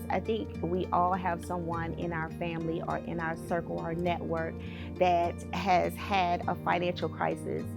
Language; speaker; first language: English; native; English